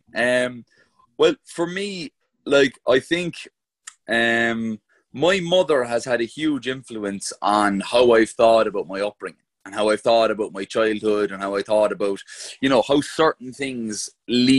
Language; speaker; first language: English; native; English